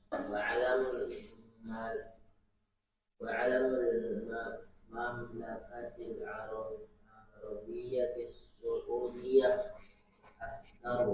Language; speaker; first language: Arabic; non-native, learner; Indonesian